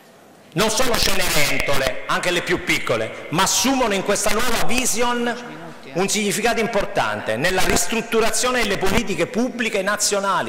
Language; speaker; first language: Italian; native; Italian